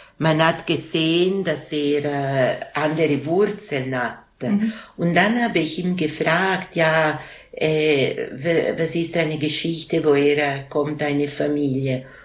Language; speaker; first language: German; non-native, fluent; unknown